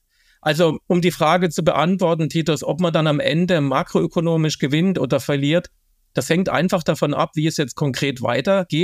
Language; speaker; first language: German; native; German